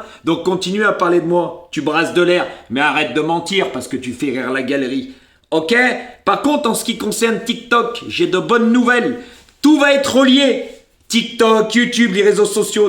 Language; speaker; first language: French; native; French